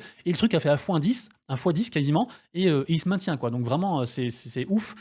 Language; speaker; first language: French; native; French